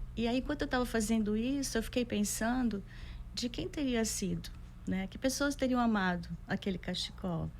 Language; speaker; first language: Portuguese; native; Portuguese